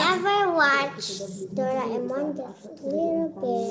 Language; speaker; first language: English; non-native, learner; Indonesian